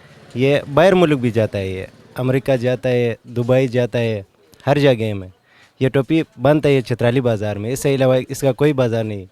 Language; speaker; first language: Hindi; non-native, learner; Khowar